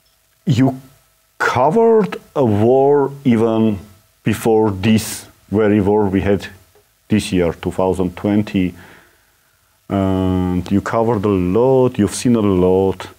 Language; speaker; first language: English; non-native, learner; Armenian